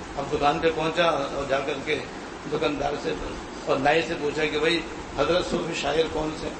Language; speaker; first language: Urdu; native; Urdu